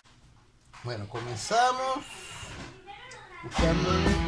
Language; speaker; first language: Spanish; native; Spanish